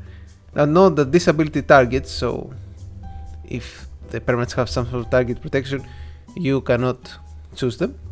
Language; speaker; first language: English; non-native, fluent; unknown